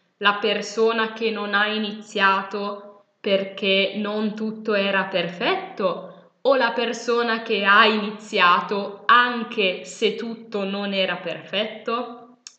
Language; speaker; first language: Italian; native; Italian